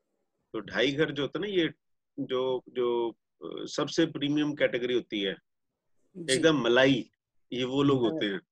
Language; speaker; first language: Hindi; native; Hindi